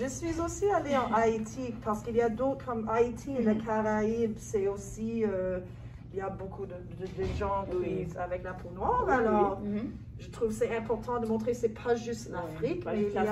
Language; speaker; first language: French; non-native, local second language; English